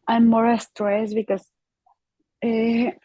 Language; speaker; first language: English; non-native, learner; Spanish